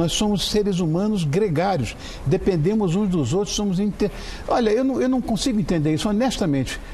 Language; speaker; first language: Portuguese; native; Portuguese